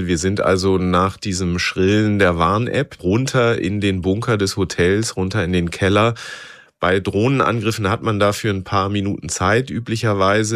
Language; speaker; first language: German; native; German